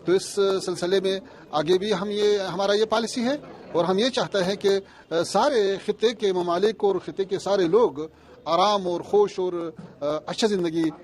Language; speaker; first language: Hindi; non-native, fluent; Pashto